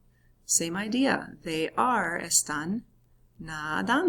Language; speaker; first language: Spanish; non-native, fluent; English